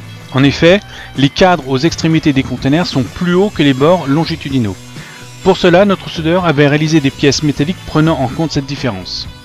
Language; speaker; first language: French; native; French